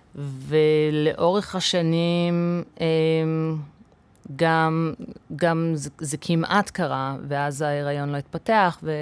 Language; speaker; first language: Hebrew; early bilingual, other home language; English